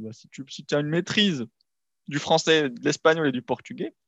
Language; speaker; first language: French; non-native, local second language; Arabic